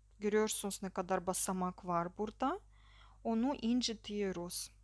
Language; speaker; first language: Turkish; non-native, learner; Russian